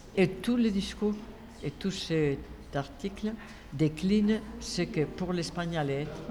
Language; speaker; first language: French; non-native, fluent; Spanish